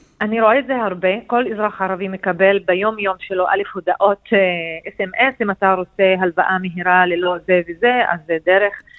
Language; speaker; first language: Hebrew; non-native, local second language; Arabic